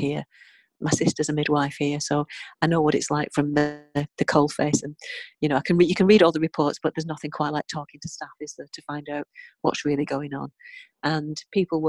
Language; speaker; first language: English; native; English